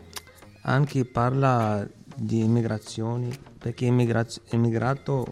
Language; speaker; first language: Italian; non-native, learner; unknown